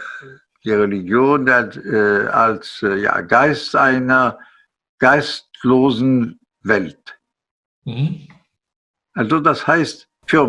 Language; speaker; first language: German; non-native, fluent; French